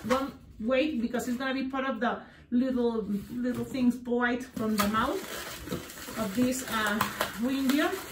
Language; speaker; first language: English; non-native, fluent; Spanish